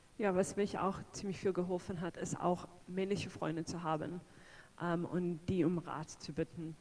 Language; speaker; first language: German; non-native, fluent; English